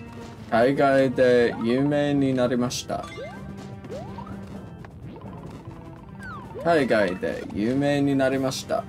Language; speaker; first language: Japanese; non-native, learner; English